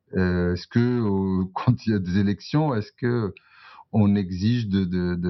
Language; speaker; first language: French; non-native, local second language; Arabic